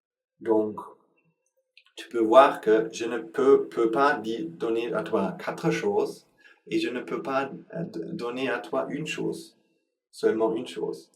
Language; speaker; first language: French; non-native, learner; Sinhala